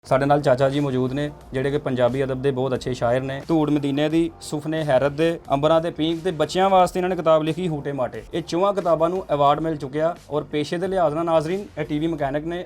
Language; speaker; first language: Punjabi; native; Punjabi